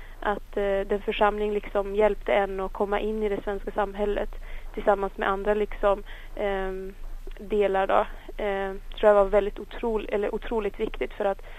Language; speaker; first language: Swedish; early bilingual, other home language; Tigrinya